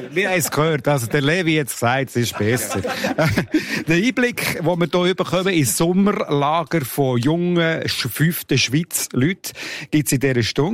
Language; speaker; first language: German; native; German